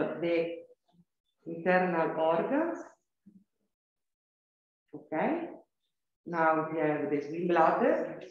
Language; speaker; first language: English; non-native, learner; Italian